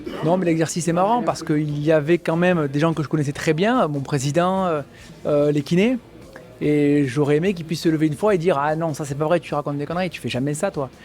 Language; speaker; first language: French; native; French